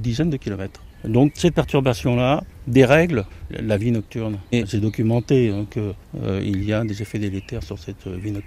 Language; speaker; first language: French; native; French